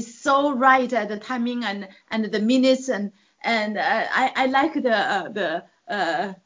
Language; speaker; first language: English; non-native, fluent; Chinese